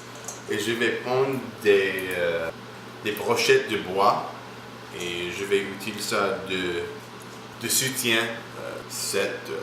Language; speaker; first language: French; non-native, learner; English